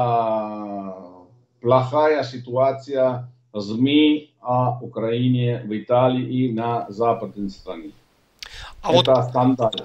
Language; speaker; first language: Russian; non-native, learner; Italian